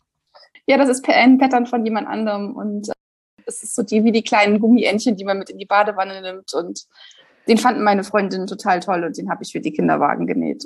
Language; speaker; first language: German; native; German